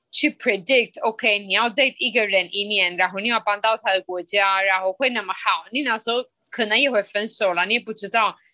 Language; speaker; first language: Chinese; non-native, fluent; Spanish